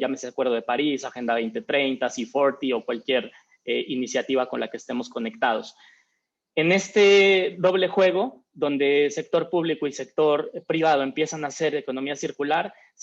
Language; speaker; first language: Spanish; native; Spanish